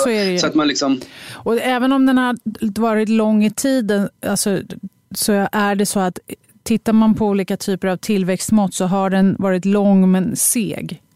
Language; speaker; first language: Swedish; native; Swedish